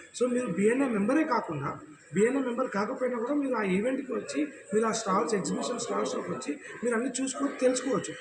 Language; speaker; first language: Telugu; native; Telugu